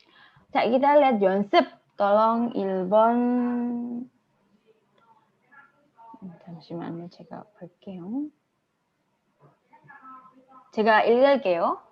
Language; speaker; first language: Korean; non-native, fluent; Indonesian